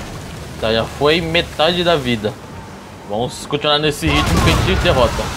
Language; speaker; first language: Portuguese; native; Portuguese